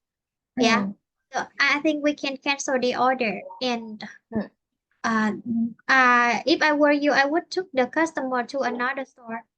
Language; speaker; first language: English; non-native, fluent; Vietnamese